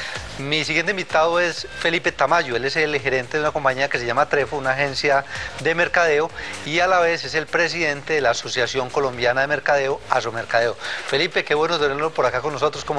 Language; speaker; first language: Spanish; native; Spanish